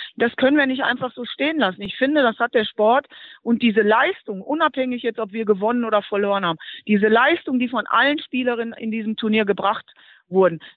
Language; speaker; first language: German; native; German